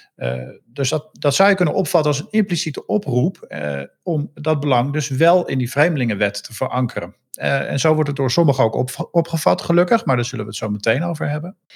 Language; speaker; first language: Dutch; native; Dutch